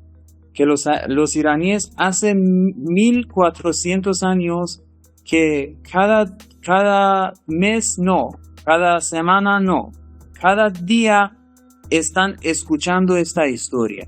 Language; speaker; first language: Spanish; non-native, fluent; Persian